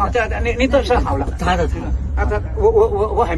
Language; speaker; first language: Chinese; non-native, learner; Indonesian